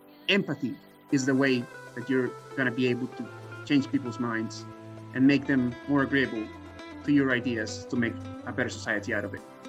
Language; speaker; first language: English; non-native, fluent; Spanish